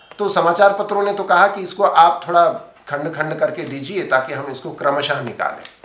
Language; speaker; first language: Hindi; non-native, local second language; Marathi